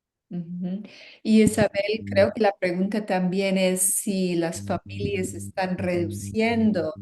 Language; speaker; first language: Spanish; non-native, fluent; English